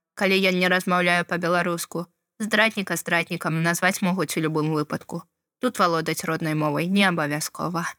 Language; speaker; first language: Belarusian; non-native, local second language; Russian